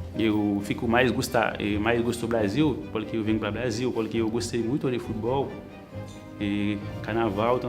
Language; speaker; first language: Portuguese; non-native, learner; Haitian Creole